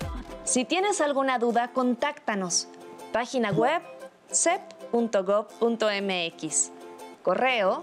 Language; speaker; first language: Spanish; native; Spanish